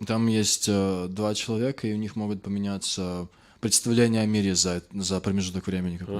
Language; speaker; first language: Russian; native; Russian